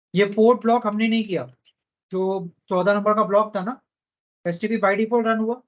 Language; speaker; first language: Hindi; non-native, local second language; Marathi